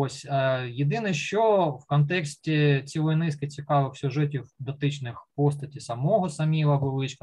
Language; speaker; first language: Ukrainian; native; Ukrainian